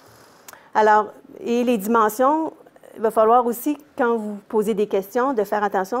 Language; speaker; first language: French; native; French